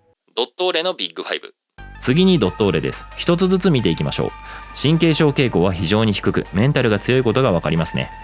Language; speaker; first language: Japanese; native; Japanese